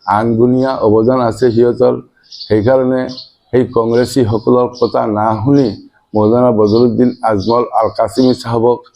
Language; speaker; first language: Assamese; non-native, local second language; Bangla